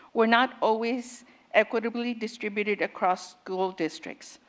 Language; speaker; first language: English; native; English